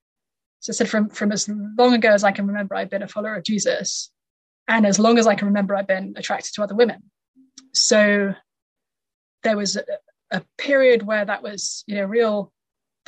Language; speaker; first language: English; native; English